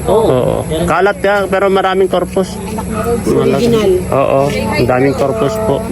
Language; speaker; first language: Filipino; non-native, local second language; Iloko